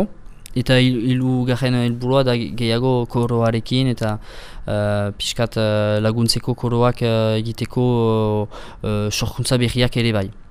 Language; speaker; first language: Basque; non-native, local second language; French